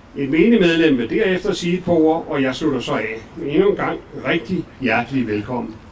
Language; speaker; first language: Danish; native; Danish